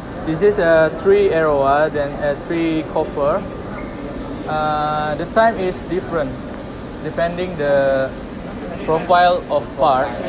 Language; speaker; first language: English; non-native, learner; Indonesian